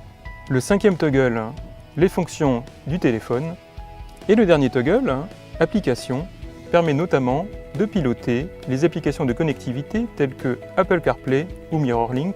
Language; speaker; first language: French; native; French